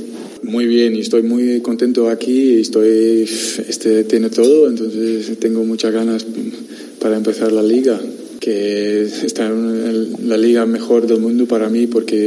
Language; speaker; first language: Spanish; non-native, learner; Dutch